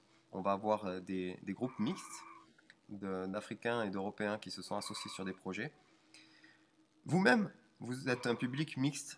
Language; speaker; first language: French; native; French